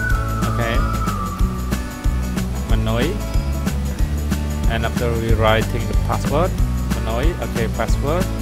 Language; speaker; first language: English; non-native, learner; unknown